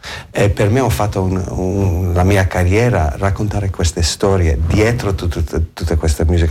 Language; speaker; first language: Italian; non-native, learner; English